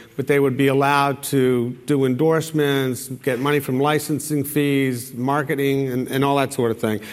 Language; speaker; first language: English; native; English